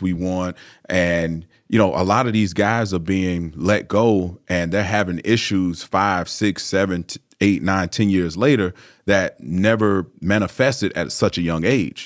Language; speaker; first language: English; native; English